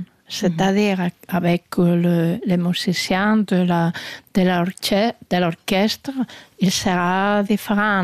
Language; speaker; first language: French; non-native, learner; Spanish